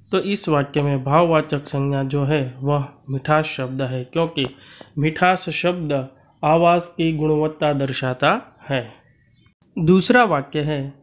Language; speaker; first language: Hindi; non-native, local second language; Gujarati